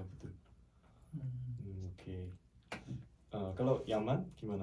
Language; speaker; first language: Indonesian; non-native, fluent; Korean